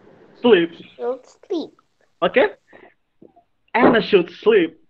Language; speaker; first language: English; non-native, fluent; Indonesian